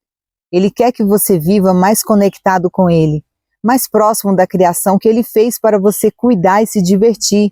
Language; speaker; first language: Portuguese; native; Portuguese